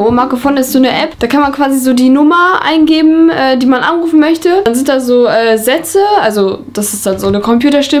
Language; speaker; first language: German; native; German